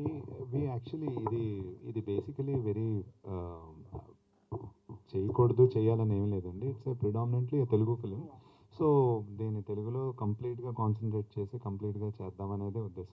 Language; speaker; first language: Telugu; native; Telugu